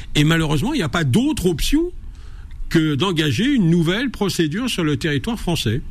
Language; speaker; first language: French; native; French